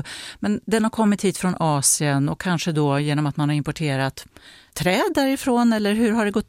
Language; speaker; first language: Swedish; native; Swedish